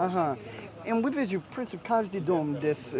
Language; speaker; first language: Russian; non-native, learner; English